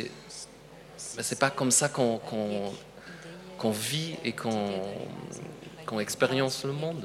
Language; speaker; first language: French; non-native, fluent; Polish